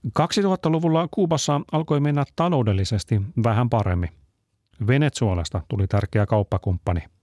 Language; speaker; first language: Finnish; native; Finnish